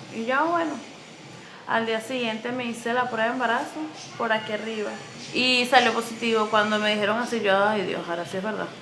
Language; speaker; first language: Spanish; native; Spanish